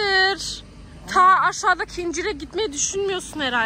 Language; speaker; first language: Turkish; early bilingual, heritage; Turkish